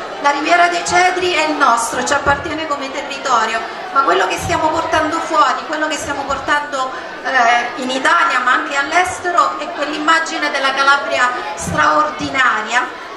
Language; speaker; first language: Italian; native; Italian